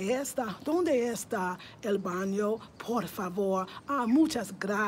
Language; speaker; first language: Spanish; non-native, learner; English